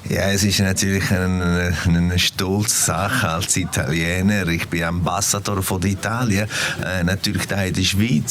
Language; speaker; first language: German; non-native, fluent; Italian